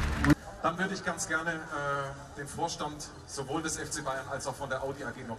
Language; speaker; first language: German; native; German